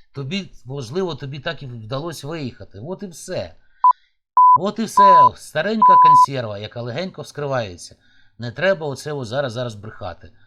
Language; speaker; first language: Ukrainian; native; Ukrainian